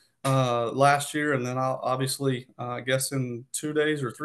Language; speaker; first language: English; native; English